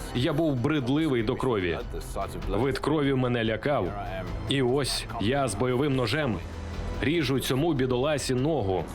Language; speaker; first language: Ukrainian; non-native, fluent; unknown